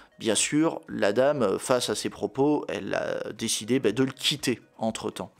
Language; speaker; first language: French; native; French